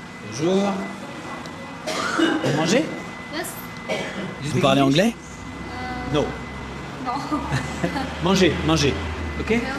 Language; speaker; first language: French; native; French